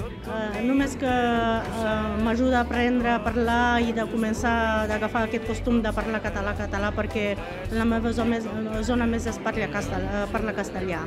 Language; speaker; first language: Catalan; non-native, fluent; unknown